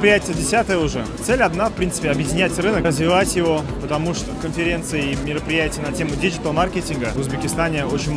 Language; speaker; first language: Russian; non-native, local second language; Uzbek